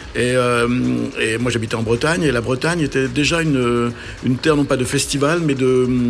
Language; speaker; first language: French; non-native, local second language; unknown